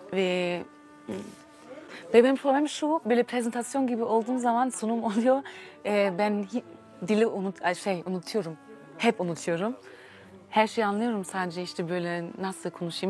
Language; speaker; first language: Turkish; early bilingual, heritage; German